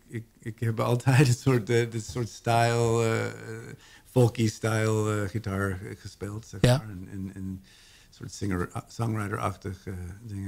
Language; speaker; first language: Dutch; non-native, learner; English